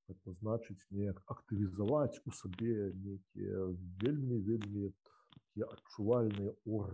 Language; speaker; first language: Polish; non-native, learner; Belarusian